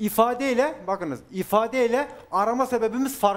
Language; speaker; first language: Turkish; native; Turkish